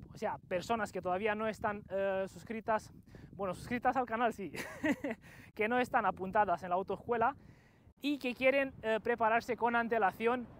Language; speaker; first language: Spanish; non-native, fluent; Romanian